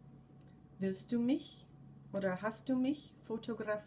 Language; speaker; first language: German; non-native, fluent; English